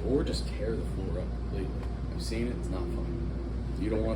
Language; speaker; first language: English; native; English